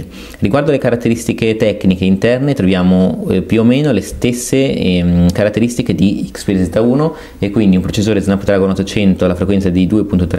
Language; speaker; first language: Italian; native; Italian